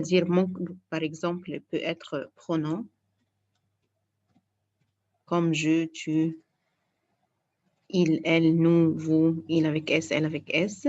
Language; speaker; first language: French; non-native, fluent; Arabic